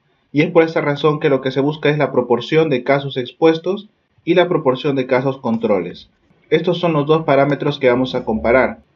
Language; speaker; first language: Spanish; native; Spanish